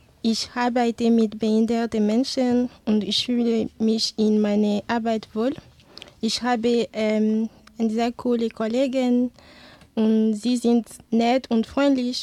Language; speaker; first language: German; non-native, learner; Ewe